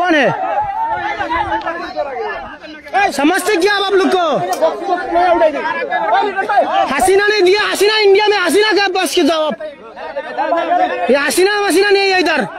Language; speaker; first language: Hindi; non-native, learner; Bangla